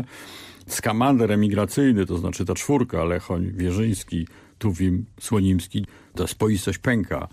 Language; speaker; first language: Polish; native; Polish